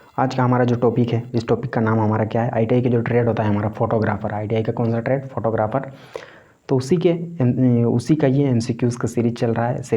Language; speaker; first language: Hindi; native; Hindi